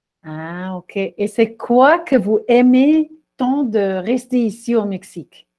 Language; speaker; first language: French; non-native, fluent; Spanish